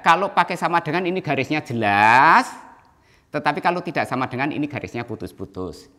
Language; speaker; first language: Indonesian; native; Indonesian